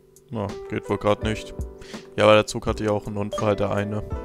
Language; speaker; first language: German; native; German